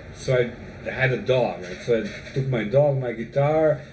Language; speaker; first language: English; non-native, fluent; Serbian